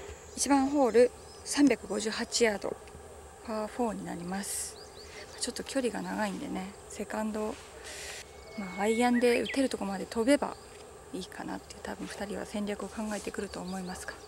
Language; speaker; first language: Japanese; native; Japanese